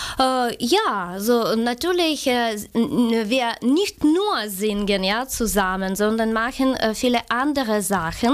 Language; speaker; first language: German; non-native, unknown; Ukrainian